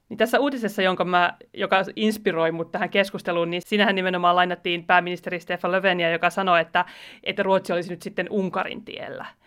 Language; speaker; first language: Finnish; native; Finnish